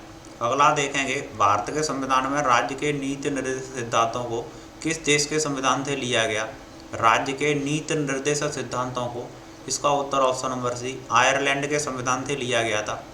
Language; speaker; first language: Hindi; native; Hindi